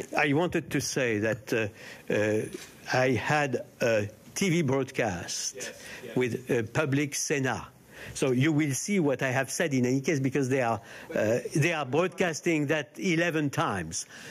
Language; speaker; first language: English; non-native, fluent; French